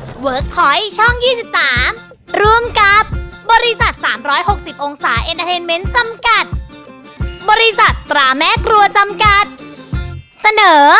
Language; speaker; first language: Thai; native; Thai